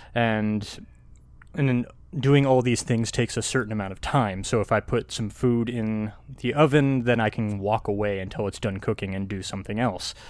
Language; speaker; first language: English; native; English